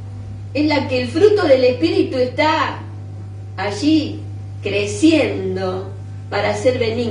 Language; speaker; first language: Spanish; native; Spanish